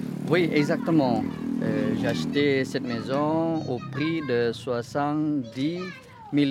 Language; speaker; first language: French; non-native, fluent; Indonesian